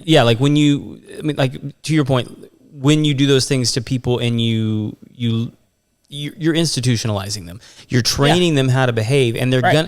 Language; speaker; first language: English; native; English